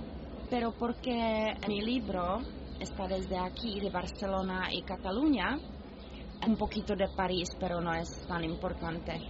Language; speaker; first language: Spanish; non-native, fluent; Czech